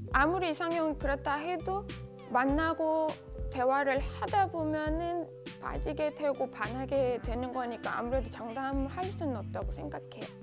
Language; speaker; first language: Korean; non-native, fluent; Turkish